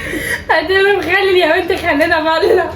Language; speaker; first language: Arabic; native; Arabic